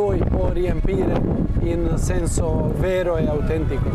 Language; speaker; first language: Italian; non-native, fluent; Croatian